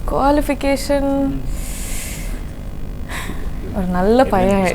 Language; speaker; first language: Tamil; non-native, learner; Kannada